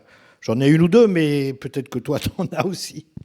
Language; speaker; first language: French; native; French